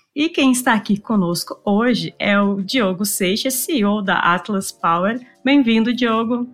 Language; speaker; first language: Portuguese; native; Portuguese